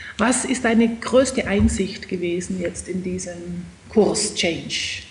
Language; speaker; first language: German; native; German